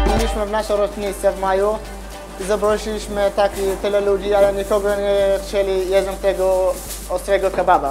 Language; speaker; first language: Polish; non-native, learner; Arabic